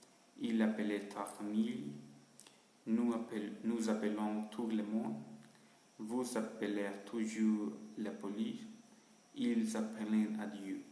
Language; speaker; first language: French; non-native, learner; Spanish